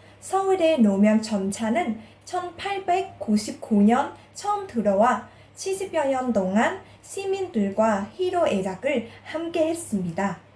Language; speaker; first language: Korean; non-native, fluent; Vietnamese